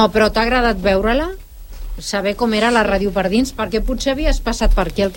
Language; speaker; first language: Catalan; native; Catalan